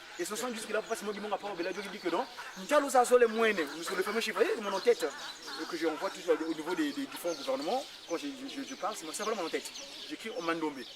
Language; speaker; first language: French; non-native, local second language; Kongo